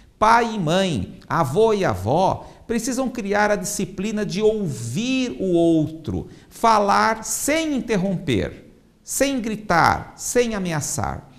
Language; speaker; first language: Portuguese; native; Portuguese